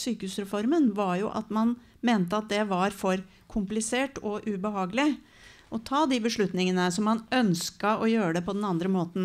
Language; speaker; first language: Norwegian; native; Norwegian